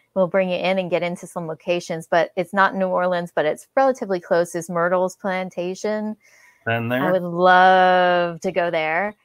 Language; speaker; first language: English; native; English